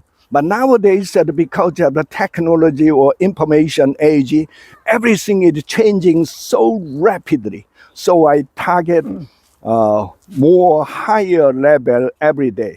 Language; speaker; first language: English; non-native, fluent; Korean